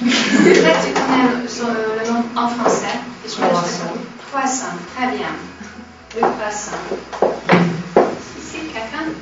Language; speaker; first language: French; non-native, fluent; Hungarian